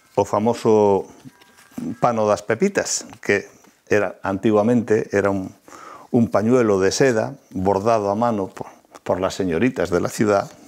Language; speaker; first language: Spanish; non-native, local second language; Galician